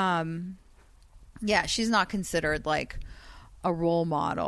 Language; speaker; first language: English; non-native, fluent; Persian